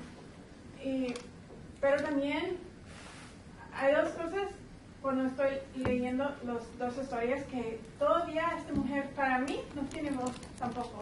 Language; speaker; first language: Spanish; non-native, learner; English